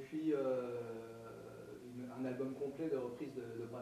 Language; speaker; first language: French; native; French